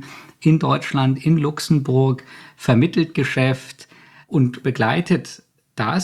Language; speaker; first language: German; native; German